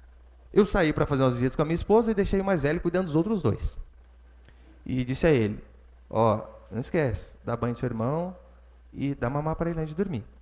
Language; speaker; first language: Portuguese; native; Portuguese